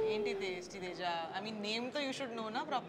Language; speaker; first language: Telugu; non-native, local second language; Bangla